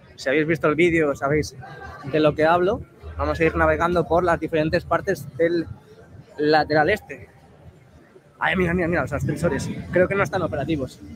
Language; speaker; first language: Spanish; native; Spanish